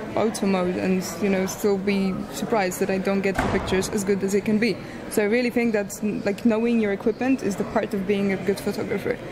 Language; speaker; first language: English; non-native, fluent; Polish